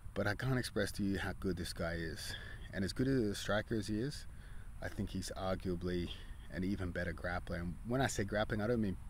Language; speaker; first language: English; native; English